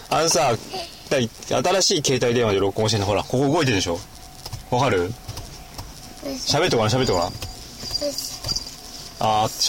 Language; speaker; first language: Japanese; native; Japanese